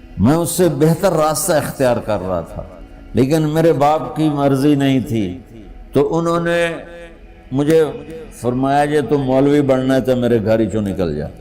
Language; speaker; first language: Urdu; non-native, local second language; Punjabi